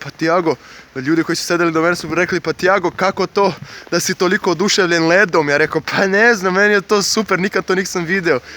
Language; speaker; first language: Bosnian; non-native, fluent; Portuguese